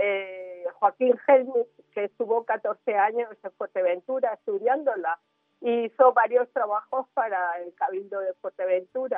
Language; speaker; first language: Spanish; native; Spanish